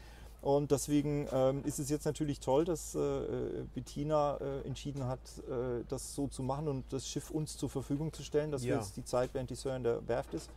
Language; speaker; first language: German; native; German